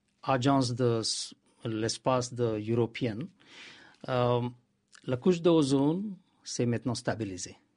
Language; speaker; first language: French; non-native, learner; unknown